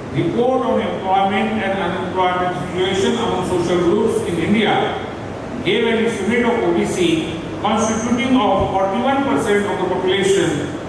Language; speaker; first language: English; non-native, local second language; Marathi